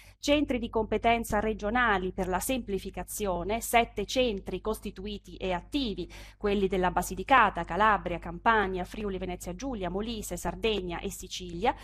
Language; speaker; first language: Italian; native; Italian